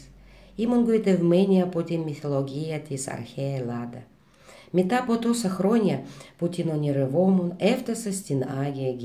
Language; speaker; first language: Greek; non-native, fluent; Russian